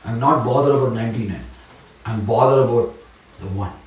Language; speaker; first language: English; non-native, local second language; Tamil